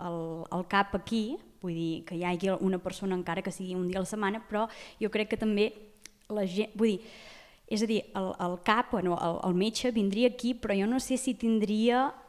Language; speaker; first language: Catalan; native; Catalan